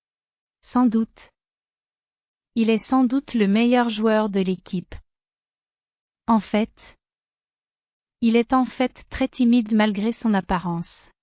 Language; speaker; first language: French; non-native, fluent; Spanish